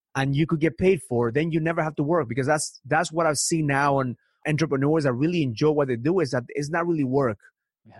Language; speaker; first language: English; early bilingual, other home language; Spanish